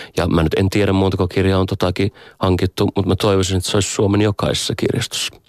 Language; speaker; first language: Finnish; native; Finnish